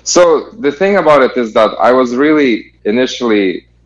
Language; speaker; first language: English; non-native, fluent; Kazakh